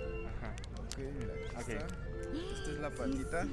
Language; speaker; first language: Spanish; native; Spanish